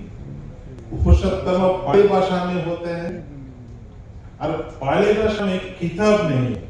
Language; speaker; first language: Hindi; non-native, learner; Bangla